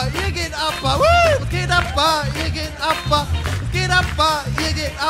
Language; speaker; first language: German; native; German